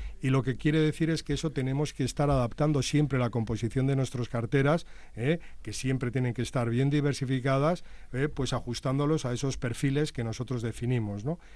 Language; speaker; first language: Spanish; native; Spanish